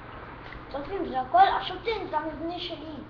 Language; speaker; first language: Hebrew; early bilingual, other home language; Russian